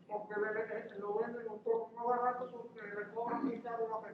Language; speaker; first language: Spanish; native; Spanish